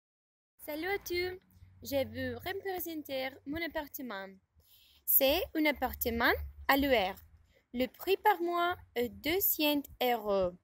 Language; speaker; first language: French; non-native, learner; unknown